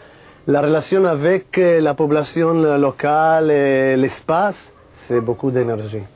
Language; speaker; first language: French; non-native, fluent; Italian